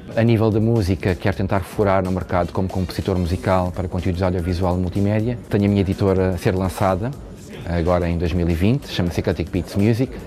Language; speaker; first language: Portuguese; native; Portuguese